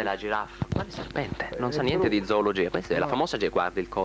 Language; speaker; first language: Italian; native; Italian